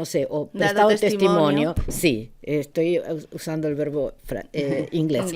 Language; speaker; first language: Spanish; native; Spanish